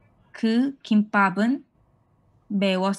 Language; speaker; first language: Korean; non-native, fluent; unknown